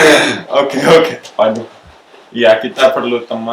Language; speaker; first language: Indonesian; non-native, local second language; English